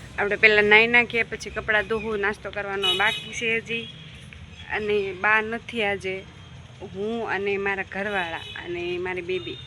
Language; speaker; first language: Gujarati; native; Gujarati